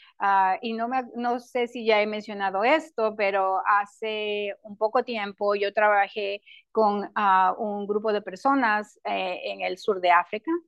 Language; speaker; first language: Spanish; non-native, local second language; English